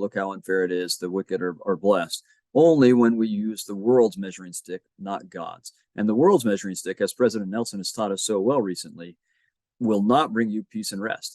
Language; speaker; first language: English; native; English